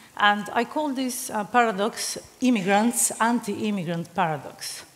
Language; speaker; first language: English; non-native, fluent; Serbian